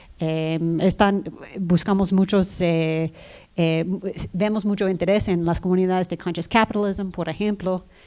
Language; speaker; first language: Spanish; early bilingual, heritage; Spanish